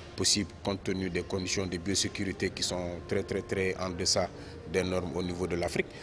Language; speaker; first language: French; non-native, local second language; Wolof